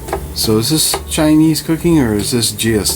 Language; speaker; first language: English; native; English